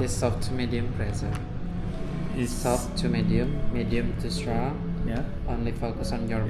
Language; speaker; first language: English; non-native, fluent; Indonesian